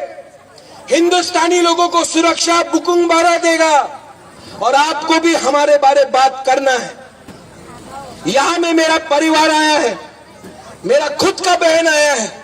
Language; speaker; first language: Hindi; non-native, local second language; Kok Borok